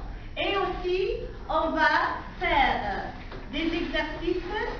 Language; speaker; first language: French; non-native, local second language; Arabic